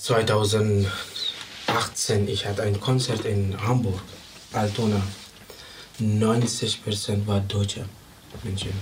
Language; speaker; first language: German; non-native, learner; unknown